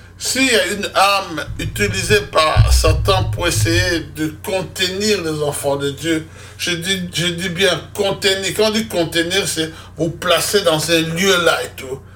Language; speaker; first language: French; non-native, local second language; Lingala